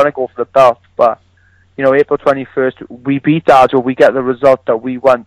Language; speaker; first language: English; native; English